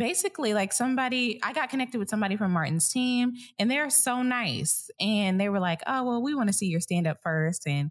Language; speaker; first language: English; native; English